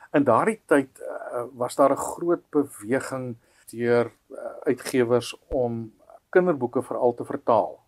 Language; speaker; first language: Afrikaans; native; Afrikaans